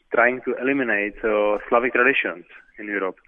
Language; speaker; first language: English; non-native, fluent; Czech